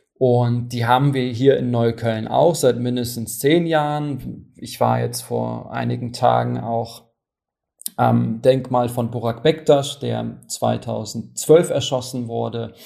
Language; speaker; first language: German; early bilingual, other home language; Turkish